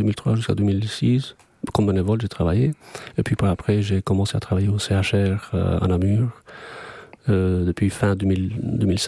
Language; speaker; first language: French; non-native, fluent; Albanian